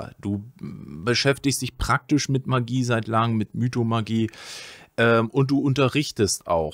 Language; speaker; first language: German; native; German